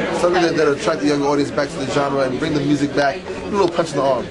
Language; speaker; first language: English; early bilingual, other home language; Spanish